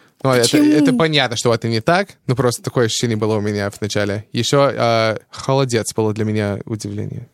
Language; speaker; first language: Russian; non-native, fluent; English